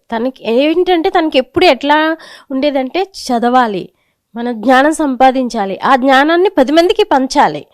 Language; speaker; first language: Telugu; native; Telugu